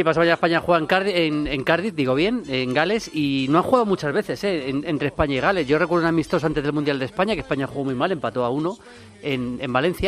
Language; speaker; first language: Spanish; native; Spanish